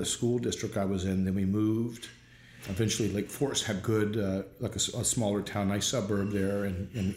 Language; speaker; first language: English; native; English